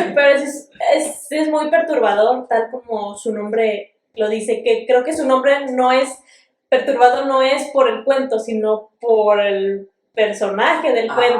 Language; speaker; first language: Spanish; native; Spanish